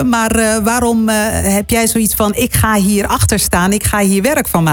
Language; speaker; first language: Dutch; native; Dutch